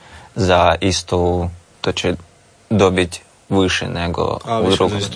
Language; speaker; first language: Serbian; non-native, learner; Russian